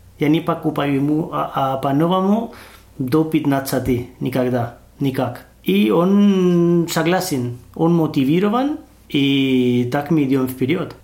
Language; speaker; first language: Russian; non-native, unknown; Spanish